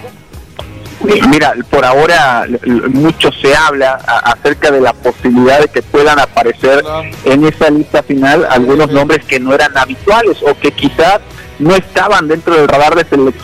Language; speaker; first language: Spanish; native; Spanish